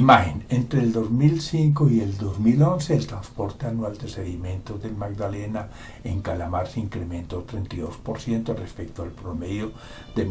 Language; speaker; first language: Spanish; native; Spanish